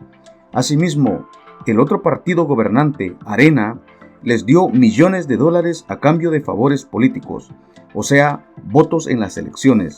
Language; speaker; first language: Spanish; native; Spanish